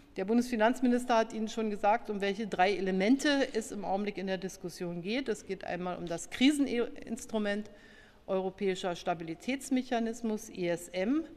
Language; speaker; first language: German; native; German